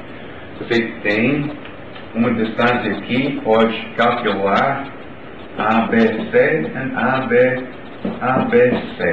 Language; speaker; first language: Portuguese; non-native, learner; English